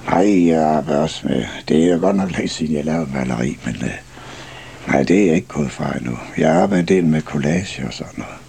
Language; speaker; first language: Danish; native; Danish